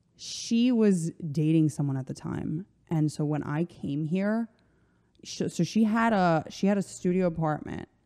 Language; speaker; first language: English; early bilingual, other home language; Slovenian